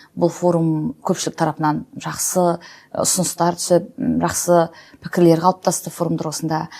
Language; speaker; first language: Kazakh; native; Kazakh